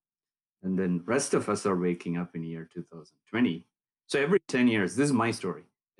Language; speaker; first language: English; non-native, local second language; Tamil